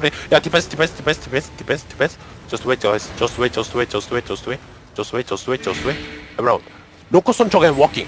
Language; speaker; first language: English; non-native, learner; Korean